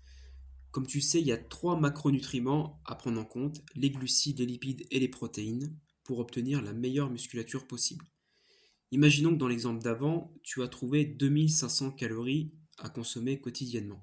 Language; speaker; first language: French; native; French